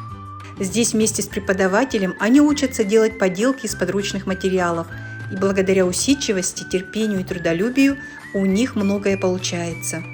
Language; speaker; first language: Russian; native; Russian